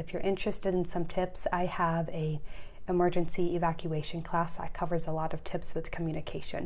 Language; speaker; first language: English; native; English